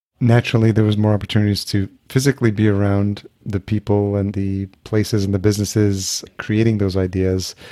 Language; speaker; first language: English; early bilingual, other home language; Spanish